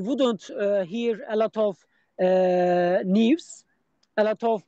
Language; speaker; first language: English; non-native, learner; Turkish